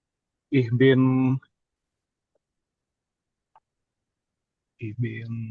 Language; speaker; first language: German; non-native, learner; Indonesian